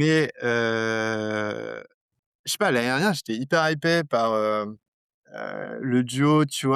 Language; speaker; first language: French; native; French